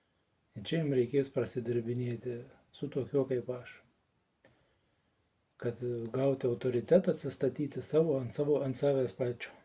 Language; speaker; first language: Lithuanian; native; Lithuanian